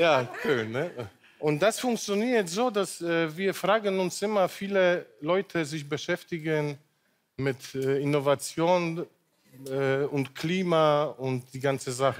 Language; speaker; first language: German; non-native, local second language; Polish